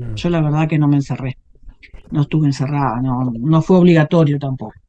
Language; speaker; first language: Spanish; native; Spanish